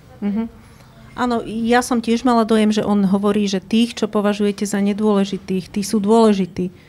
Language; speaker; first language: Slovak; native; Slovak